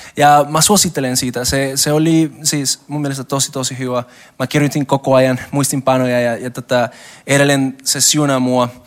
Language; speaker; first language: Finnish; non-native, learner; Spanish